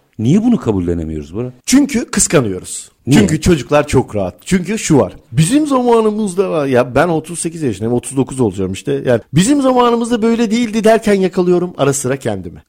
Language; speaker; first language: Turkish; native; Turkish